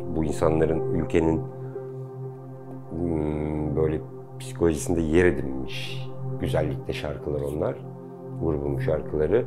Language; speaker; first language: Turkish; native; Turkish